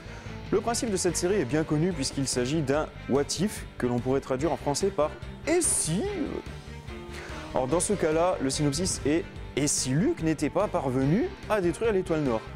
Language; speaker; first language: French; native; French